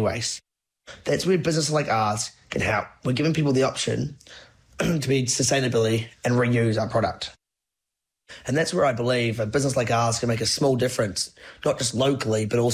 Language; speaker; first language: English; native; English